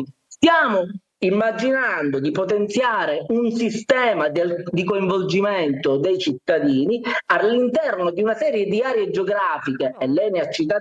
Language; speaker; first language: Italian; native; Italian